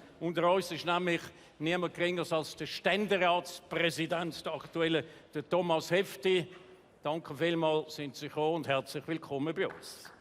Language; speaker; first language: German; native; German